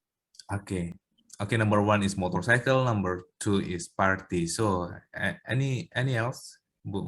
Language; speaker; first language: English; non-native, learner; Indonesian